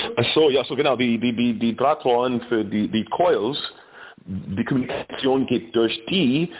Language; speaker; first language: German; non-native, fluent; English